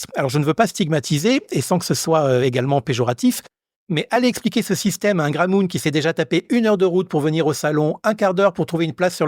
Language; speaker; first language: French; native; French